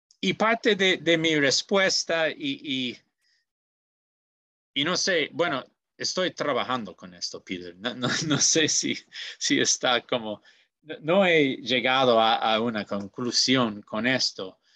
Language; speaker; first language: Spanish; non-native, learner; English